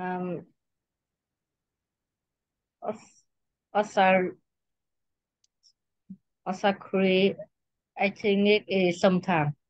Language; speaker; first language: English; non-native, learner; Vietnamese